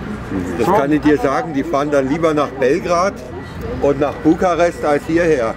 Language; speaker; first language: German; native; German